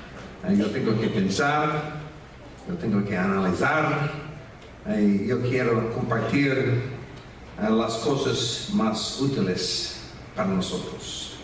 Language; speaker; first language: Spanish; non-native, fluent; English